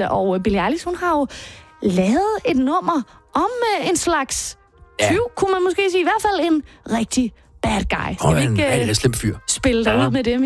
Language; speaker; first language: Danish; native; Danish